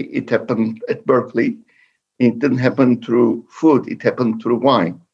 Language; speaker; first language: English; non-native, fluent; Turkish